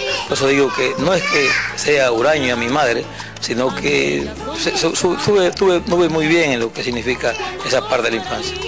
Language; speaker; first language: Spanish; native; Spanish